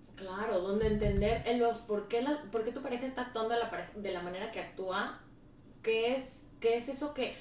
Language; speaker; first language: Spanish; early bilingual, heritage; Spanish